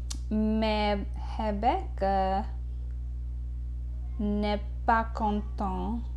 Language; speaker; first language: French; non-native, learner; English